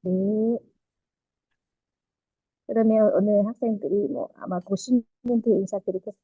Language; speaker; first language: Korean; non-native, fluent; Vietnamese